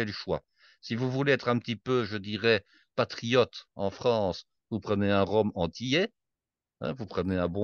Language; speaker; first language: French; native; French